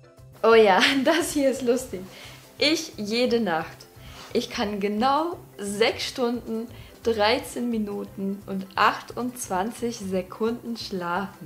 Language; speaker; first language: German; non-native, fluent; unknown